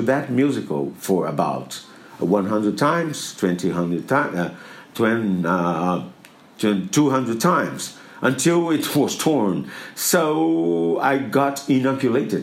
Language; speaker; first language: English; non-native, fluent; Portuguese